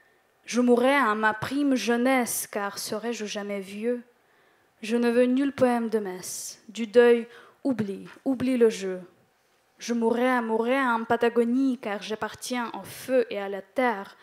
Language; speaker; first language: French; non-native, fluent; Ukrainian